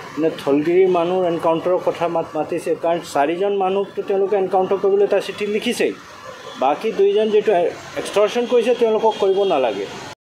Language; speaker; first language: Assamese; non-native, fluent; Hindi